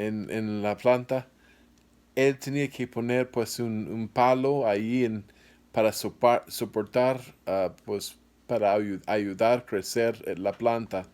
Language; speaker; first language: Spanish; non-native, fluent; English